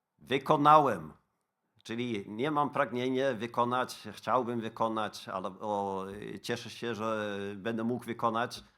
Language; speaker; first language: Polish; non-native, fluent; Dutch